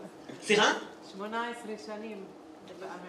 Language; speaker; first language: Hebrew; non-native, local second language; Arabic